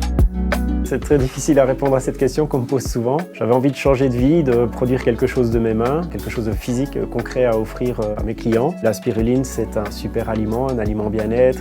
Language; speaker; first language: French; native; French